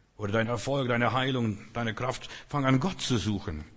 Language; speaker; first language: German; non-native, fluent; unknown